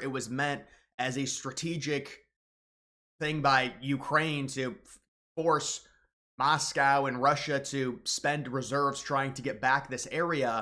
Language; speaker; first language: English; native; English